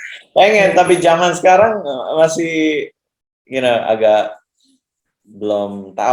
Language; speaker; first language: Indonesian; early bilingual, heritage; English